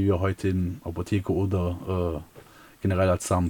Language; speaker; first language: German; early bilingual, other home language; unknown